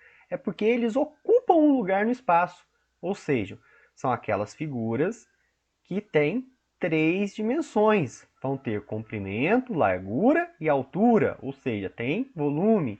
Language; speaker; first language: Portuguese; native; Portuguese